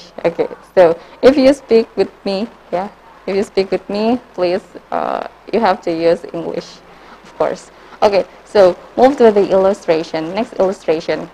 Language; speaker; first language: English; non-native, learner; Indonesian